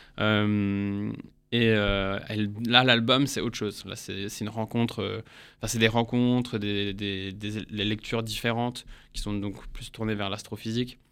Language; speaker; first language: French; early bilingual, heritage; English